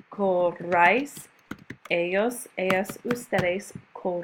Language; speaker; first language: Spanish; non-native, fluent; English